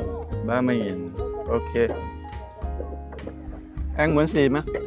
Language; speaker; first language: Vietnamese; non-native, learner; Thai